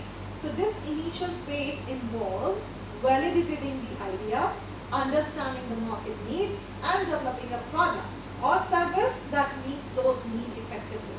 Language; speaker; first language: English; non-native, local second language; Hindi